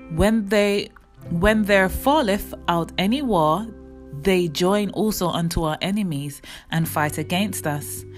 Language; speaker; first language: English; native; English